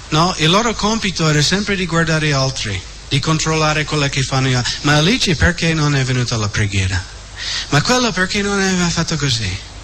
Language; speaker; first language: Italian; non-native, fluent; English